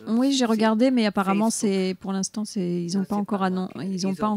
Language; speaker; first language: French; native; French